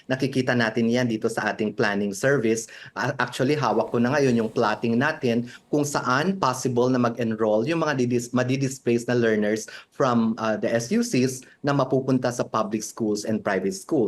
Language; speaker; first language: Filipino; native; Filipino